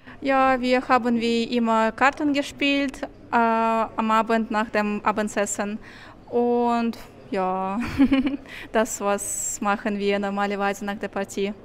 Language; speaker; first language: German; non-native, learner; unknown